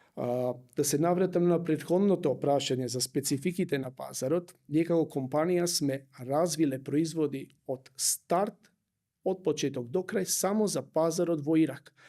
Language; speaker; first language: Macedonian; native; Macedonian